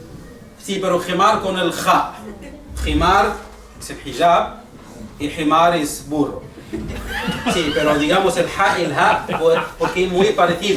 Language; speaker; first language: Spanish; non-native, fluent; Arabic